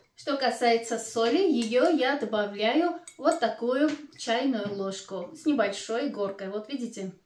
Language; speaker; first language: Russian; non-native, local second language; Armenian